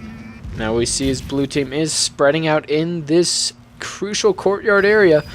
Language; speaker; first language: English; native; English